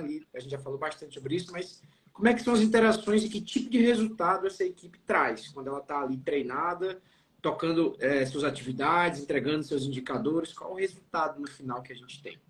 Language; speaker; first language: Portuguese; native; Portuguese